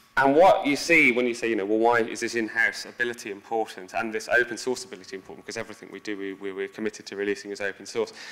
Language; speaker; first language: English; native; English